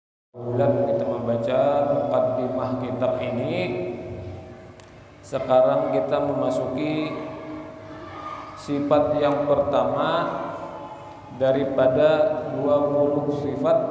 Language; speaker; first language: Indonesian; non-native, local second language; Banjar